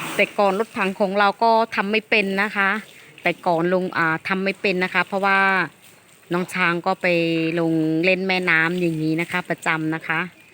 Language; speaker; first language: Thai; native; Thai